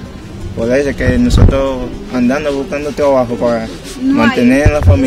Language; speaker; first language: Spanish; non-native, learner; Haitian Creole